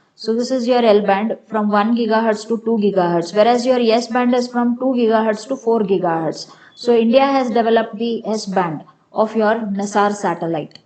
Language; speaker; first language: English; non-native, local second language; Kannada